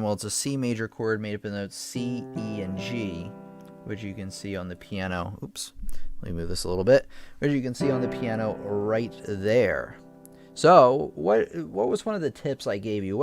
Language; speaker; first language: English; native; English